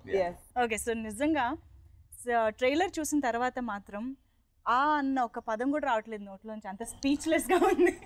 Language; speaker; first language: Telugu; native; Telugu